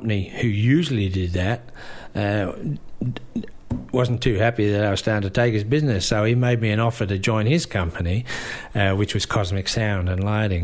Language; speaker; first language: English; native; English